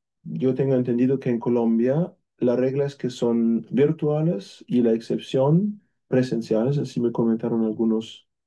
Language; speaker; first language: Spanish; non-native, fluent; German